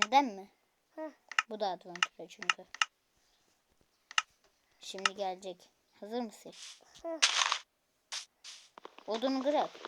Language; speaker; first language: Turkish; native; Turkish